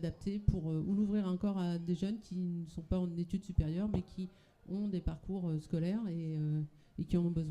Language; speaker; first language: French; native; French